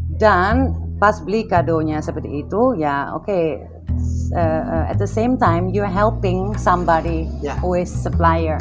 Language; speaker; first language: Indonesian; non-native, fluent; Dutch